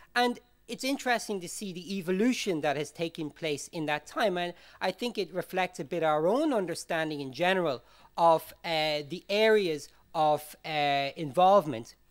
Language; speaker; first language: English; native; English